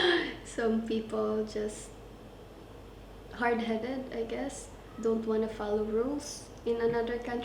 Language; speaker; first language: English; non-native, local second language; Cebuano